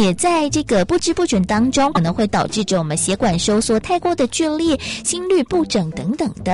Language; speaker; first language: Chinese; native; Chinese